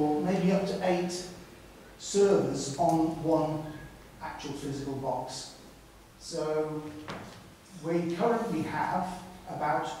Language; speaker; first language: English; native; English